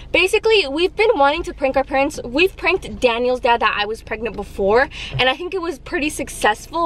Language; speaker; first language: English; early bilingual, other home language; Spanish